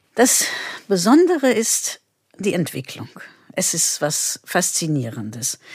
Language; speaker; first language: German; non-native, fluent; Turkish